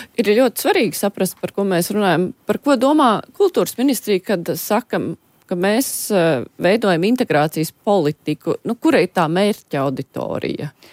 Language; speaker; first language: Latvian; native; Latvian